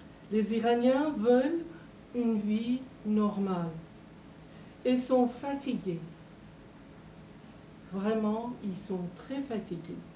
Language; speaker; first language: French; non-native, fluent; Persian